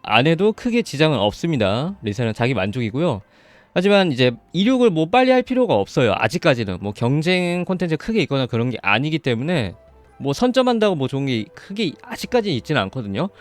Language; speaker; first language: Korean; native; Korean